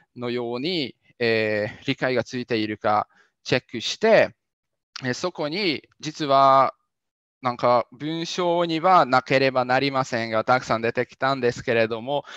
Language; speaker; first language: Japanese; non-native, fluent; Hungarian